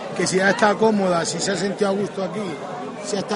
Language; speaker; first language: Spanish; native; Spanish